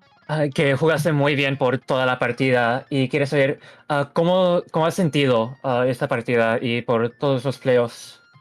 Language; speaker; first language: Spanish; non-native, fluent; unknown